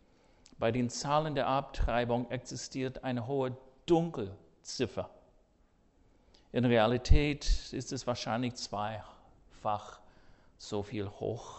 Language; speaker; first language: German; non-native, fluent; English